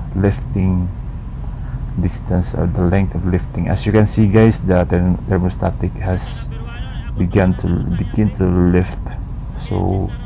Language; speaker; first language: English; non-native, local second language; Filipino